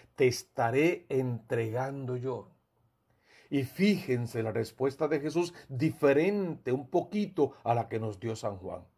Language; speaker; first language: Spanish; native; Spanish